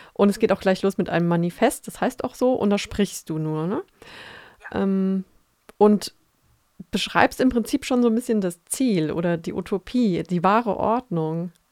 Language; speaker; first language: German; native; German